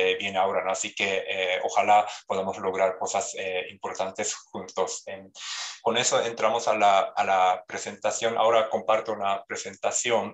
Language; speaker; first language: Spanish; non-native, fluent; Japanese